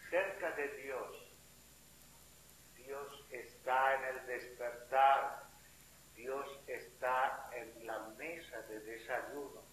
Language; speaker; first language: Spanish; non-native, fluent; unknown